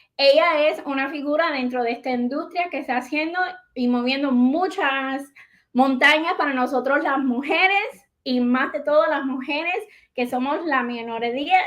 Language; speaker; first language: Spanish; early bilingual, heritage; Spanish